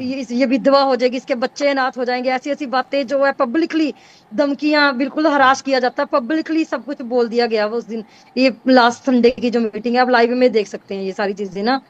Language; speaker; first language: Hindi; non-native, local second language; Punjabi